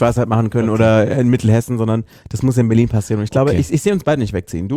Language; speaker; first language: German; native; German